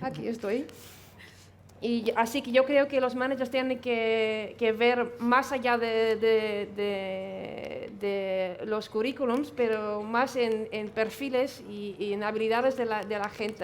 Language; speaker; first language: Spanish; non-native, fluent; Dutch